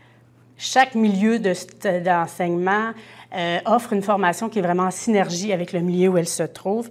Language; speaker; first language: French; native; French